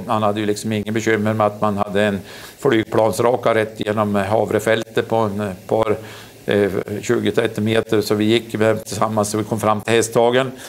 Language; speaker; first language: Swedish; native; Swedish